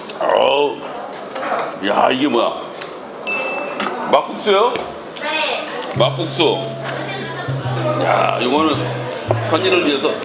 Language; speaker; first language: Korean; native; Korean